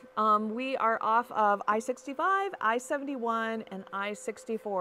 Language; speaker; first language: English; native; English